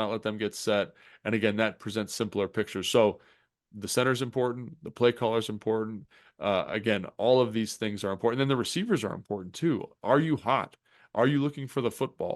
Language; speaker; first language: English; native; English